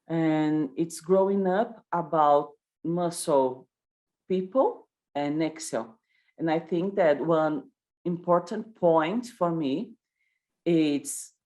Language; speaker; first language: English; non-native, learner; Portuguese